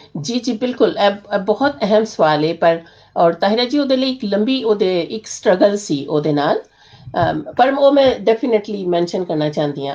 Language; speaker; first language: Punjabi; non-native, local second language; Urdu